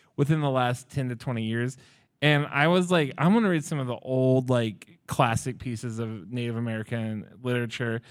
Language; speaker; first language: English; native; English